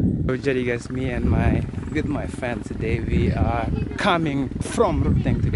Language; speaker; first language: English; non-native, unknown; Indonesian